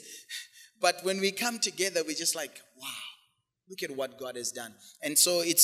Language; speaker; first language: English; non-native, local second language; Shona